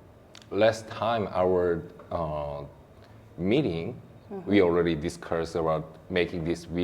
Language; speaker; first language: English; non-native, learner; Korean